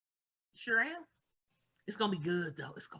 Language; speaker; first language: English; native; English